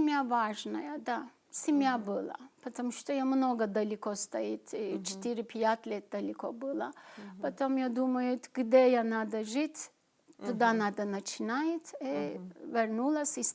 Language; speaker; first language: Russian; non-native, learner; Turkish